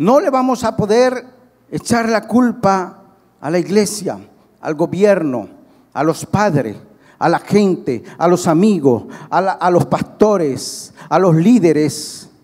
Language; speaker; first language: Spanish; native; Spanish